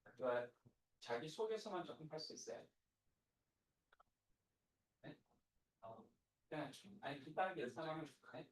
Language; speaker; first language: Korean; non-native, learner; English